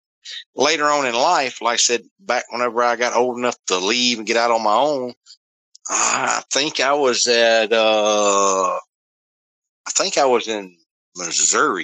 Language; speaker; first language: English; native; English